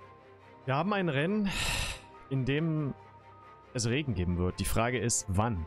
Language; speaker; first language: German; native; German